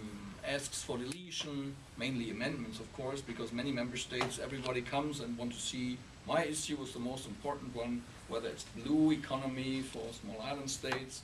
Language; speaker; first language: English; non-native, fluent; German